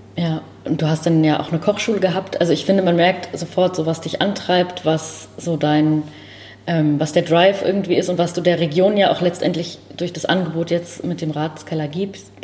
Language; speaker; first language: German; native; German